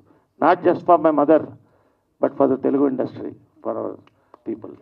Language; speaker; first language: Telugu; native; Telugu